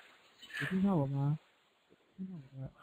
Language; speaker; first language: Chinese; non-native, fluent; Indonesian